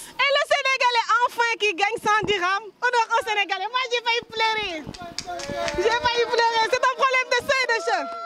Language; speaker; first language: French; non-native, local second language; Wolof